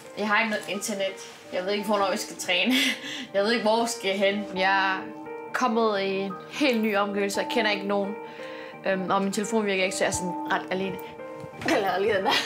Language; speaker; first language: Danish; early bilingual, other home language; Persian